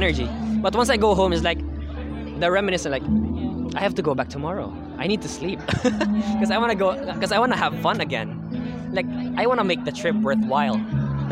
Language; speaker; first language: English; non-native, local second language; Cebuano